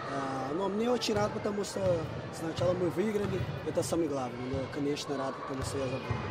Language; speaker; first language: Russian; non-native, learner; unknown